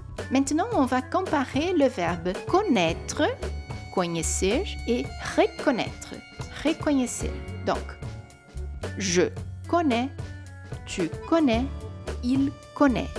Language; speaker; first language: French; non-native, fluent; Portuguese